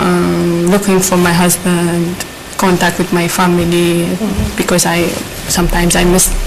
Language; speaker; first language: English; non-native, learner; Arabic